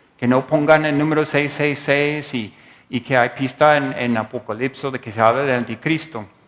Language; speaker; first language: Spanish; non-native, fluent; English